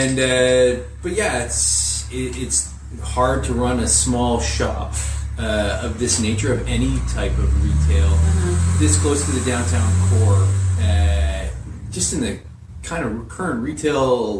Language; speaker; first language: English; native; English